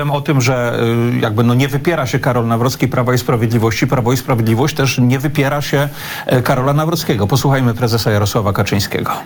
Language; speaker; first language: Polish; native; Polish